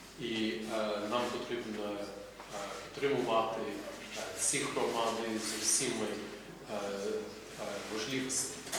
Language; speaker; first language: Ukrainian; non-native, fluent; English